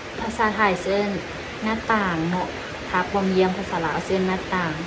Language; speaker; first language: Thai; non-native, learner; Lao